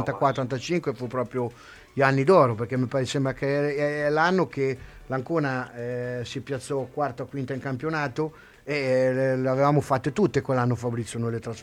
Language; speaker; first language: Italian; native; Italian